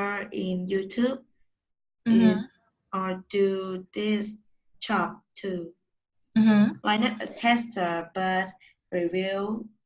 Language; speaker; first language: English; non-native, learner; Vietnamese